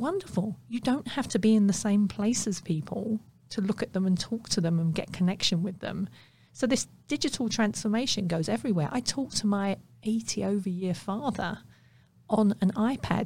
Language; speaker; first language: English; native; English